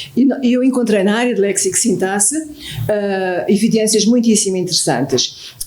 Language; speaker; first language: Portuguese; native; Portuguese